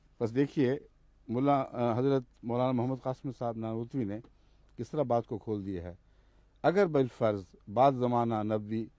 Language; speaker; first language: Urdu; native; Urdu